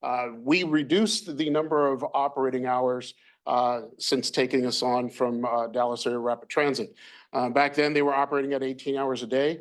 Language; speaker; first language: English; native; English